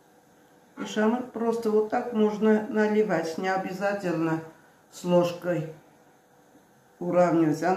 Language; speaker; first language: Russian; non-native, fluent; Armenian